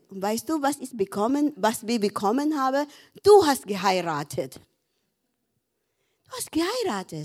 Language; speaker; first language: German; non-native, learner; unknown